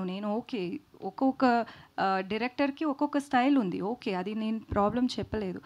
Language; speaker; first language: Telugu; non-native, learner; Tamil